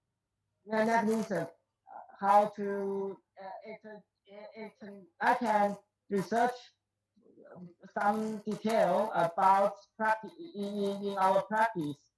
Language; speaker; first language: English; non-native, learner; Chinese